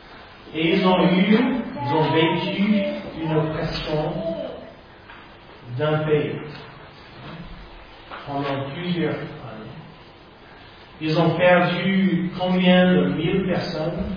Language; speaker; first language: French; non-native, fluent; English